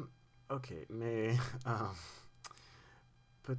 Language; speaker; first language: French; non-native, learner; English